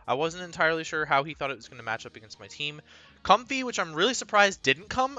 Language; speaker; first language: English; native; English